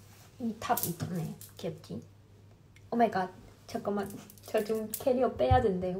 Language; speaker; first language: Korean; non-native, fluent; Chinese